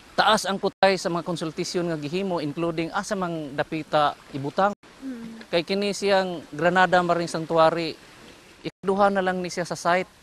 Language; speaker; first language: Cebuano; native; Cebuano